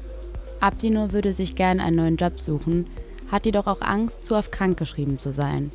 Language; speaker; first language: German; native; German